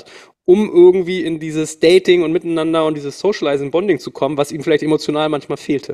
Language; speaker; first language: German; native; German